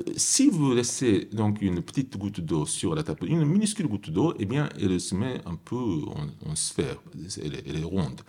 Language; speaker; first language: French; non-native, fluent; Japanese